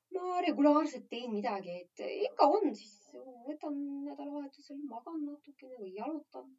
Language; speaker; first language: Estonian; non-native, local second language; Russian